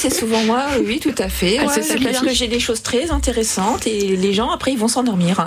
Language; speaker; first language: French; native; French